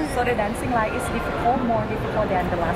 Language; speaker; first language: English; non-native, fluent; Thai